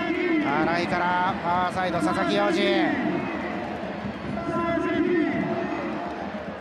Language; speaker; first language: Japanese; native; Japanese